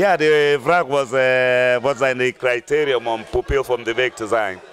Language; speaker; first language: Dutch; non-native, fluent; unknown